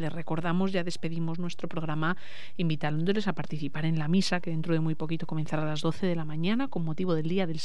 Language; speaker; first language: Spanish; native; Spanish